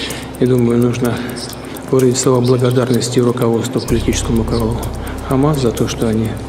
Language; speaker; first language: Russian; native; Russian